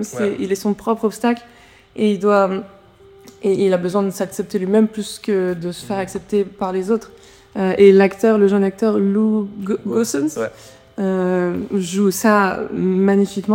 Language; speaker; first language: French; native; French